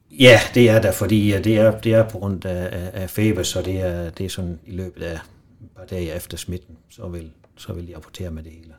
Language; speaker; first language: Danish; non-native, fluent; Dutch